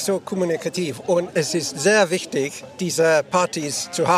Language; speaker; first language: German; non-native, learner; English